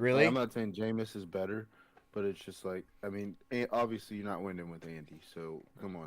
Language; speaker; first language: English; native; English